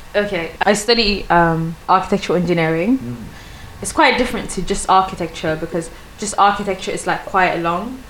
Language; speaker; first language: English; non-native, fluent; Swedish